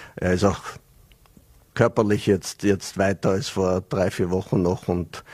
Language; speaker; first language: German; native; German